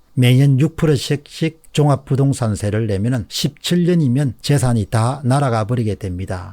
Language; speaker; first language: Korean; native; Korean